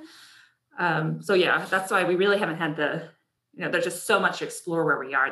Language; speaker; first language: English; native; English